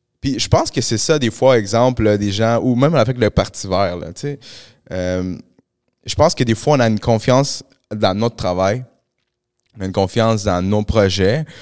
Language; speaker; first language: French; early bilingual, other home language; Spanish